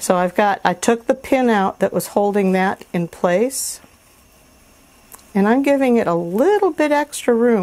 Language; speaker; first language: English; native; English